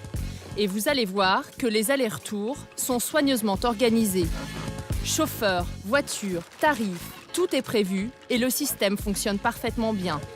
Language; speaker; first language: French; native; French